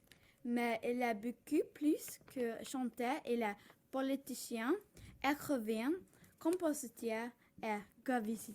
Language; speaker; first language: French; non-native, learner; English